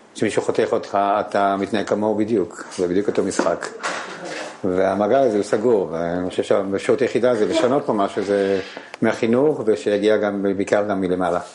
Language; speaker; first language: Hebrew; non-native, fluent; Spanish